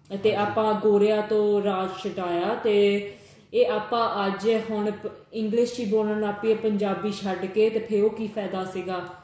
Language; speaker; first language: Punjabi; early bilingual, heritage; Punjabi